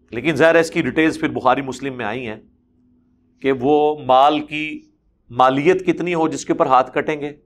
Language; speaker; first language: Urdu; non-native, local second language; Punjabi